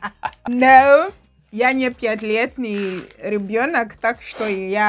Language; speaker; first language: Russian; non-native, learner; English